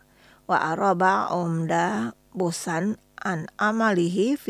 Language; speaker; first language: Arabic; non-native, learner; Indonesian